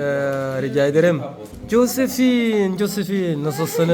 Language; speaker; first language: Turkish; non-native, learner; Arabic